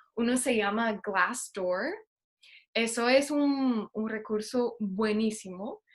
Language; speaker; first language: Spanish; non-native, fluent; English